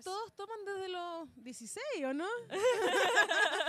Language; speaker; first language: Spanish; native; Spanish